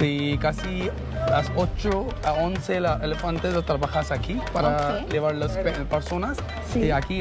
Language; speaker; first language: Spanish; non-native, learner; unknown